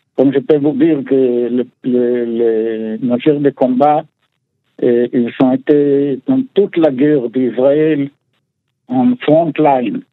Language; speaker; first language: French; non-native, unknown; Hebrew